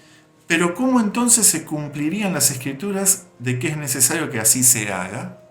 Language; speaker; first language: Spanish; native; Spanish